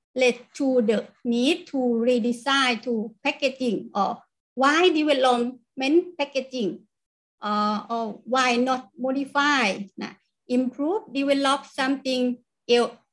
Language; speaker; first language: English; non-native, learner; Thai